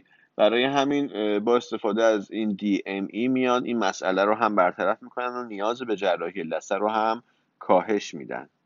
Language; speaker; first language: Persian; native; Persian